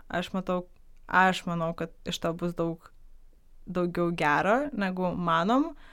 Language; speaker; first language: Lithuanian; non-native, local second language; Polish